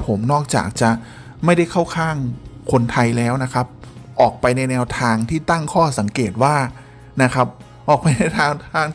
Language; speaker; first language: Thai; native; Thai